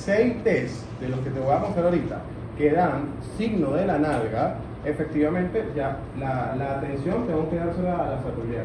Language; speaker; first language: Spanish; native; Spanish